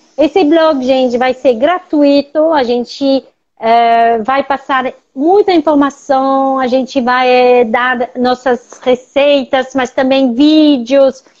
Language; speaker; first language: Portuguese; non-native, fluent; French